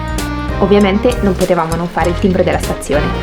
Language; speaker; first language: Italian; native; Italian